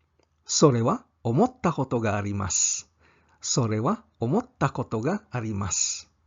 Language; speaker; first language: Japanese; non-native, fluent; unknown